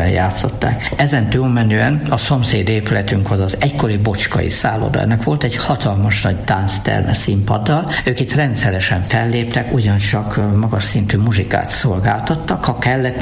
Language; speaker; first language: Hungarian; native; Hungarian